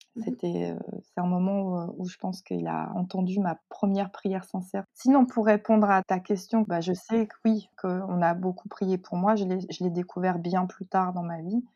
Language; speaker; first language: French; native; French